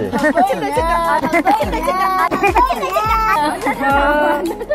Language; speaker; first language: Japanese; non-native, learner; Burmese